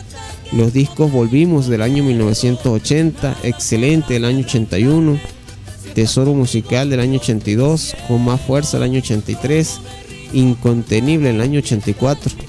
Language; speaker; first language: Spanish; native; Spanish